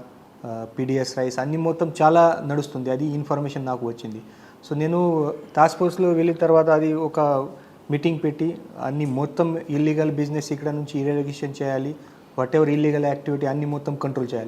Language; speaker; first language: Telugu; non-native, fluent; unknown